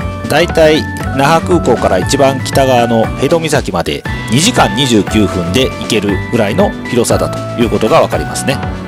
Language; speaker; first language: Japanese; native; Japanese